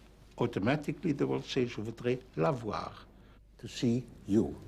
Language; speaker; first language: French; non-native, fluent; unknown